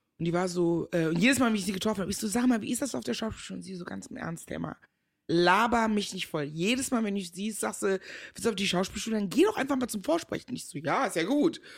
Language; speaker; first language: German; early bilingual, other home language; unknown